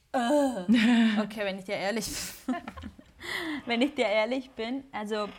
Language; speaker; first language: German; non-native, fluent; Spanish